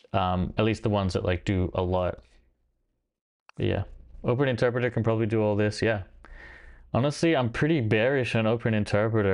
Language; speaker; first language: English; native; English